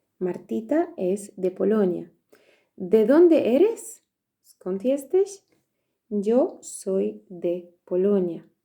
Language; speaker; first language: Spanish; non-native, fluent; Polish